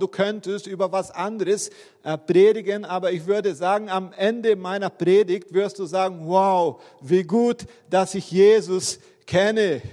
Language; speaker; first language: German; non-native, fluent; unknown